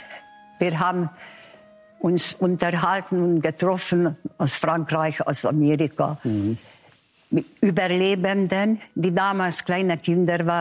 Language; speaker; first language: German; non-native, fluent; Hungarian